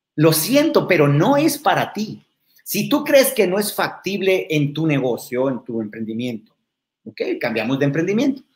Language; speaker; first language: Spanish; native; Spanish